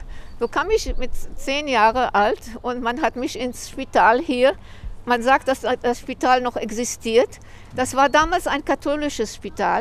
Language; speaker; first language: German; early bilingual, heritage; German